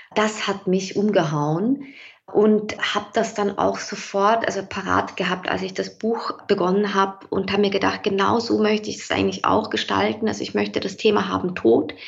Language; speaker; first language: German; native; German